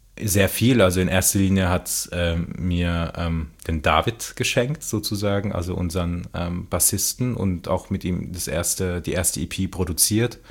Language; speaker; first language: German; native; German